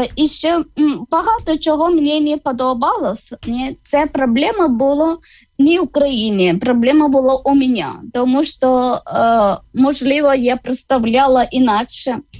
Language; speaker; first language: Ukrainian; non-native, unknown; Malayalam